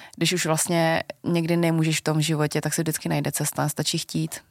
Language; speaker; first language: Czech; early bilingual, other home language; Vietnamese